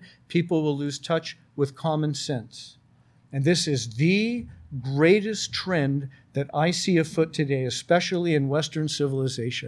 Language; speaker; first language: English; native; English